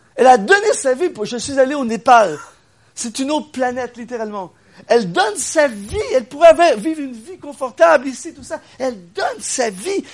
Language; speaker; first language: French; native; French